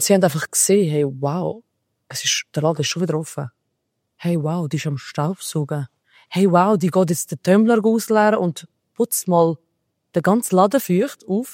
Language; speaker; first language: German; early bilingual, other home language; Albanian